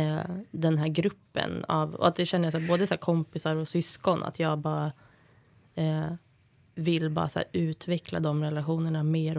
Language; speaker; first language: Swedish; native; Swedish